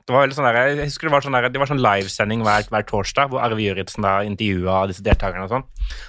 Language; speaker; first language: Norwegian; native; Norwegian